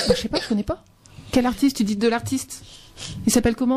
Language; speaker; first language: French; native; French